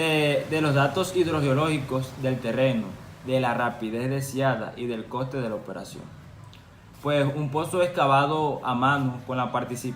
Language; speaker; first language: Spanish; native; Spanish